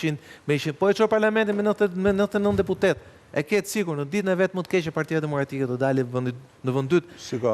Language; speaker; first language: Albanian; native; Albanian